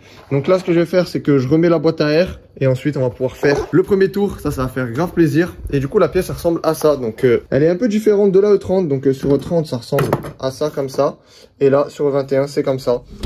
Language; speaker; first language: French; native; French